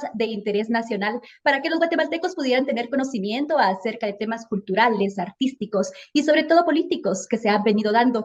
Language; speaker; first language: Spanish; native; Spanish